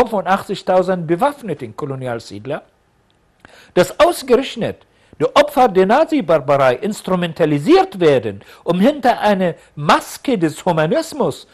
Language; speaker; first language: German; non-native, fluent; Arabic